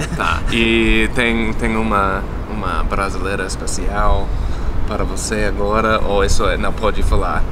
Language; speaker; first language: Portuguese; non-native, fluent; English